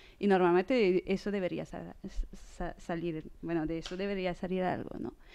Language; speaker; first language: Spanish; non-native, fluent; French